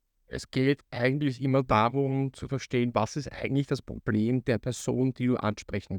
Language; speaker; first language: German; native; German